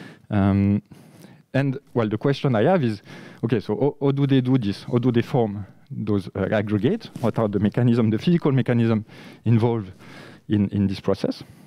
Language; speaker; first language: English; non-native, fluent; French